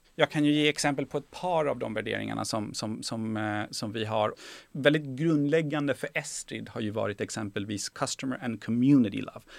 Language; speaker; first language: Swedish; early bilingual, other home language; Persian